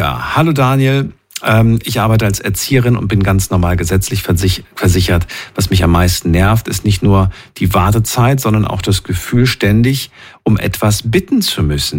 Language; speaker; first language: German; native; German